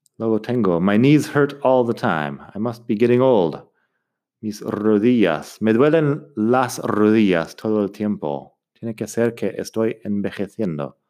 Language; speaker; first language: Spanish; non-native, fluent; English